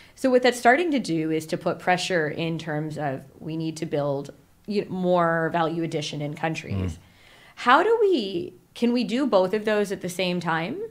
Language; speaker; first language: English; native; English